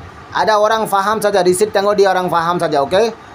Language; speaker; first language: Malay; non-native, learner; Bangla